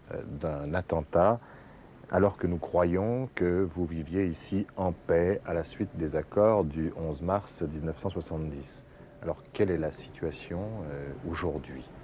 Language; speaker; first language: French; native; French